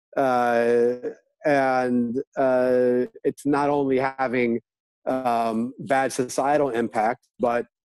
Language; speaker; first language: English; native; English